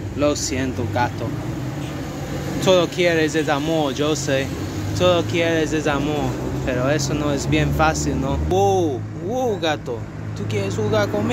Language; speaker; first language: Spanish; non-native, learner; English